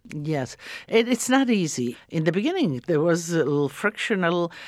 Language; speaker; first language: English; early bilingual, other home language; Croatian